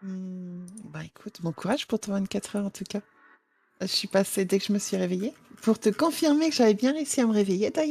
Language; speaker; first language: French; native; French